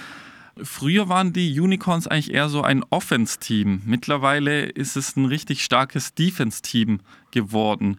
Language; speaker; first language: German; native; German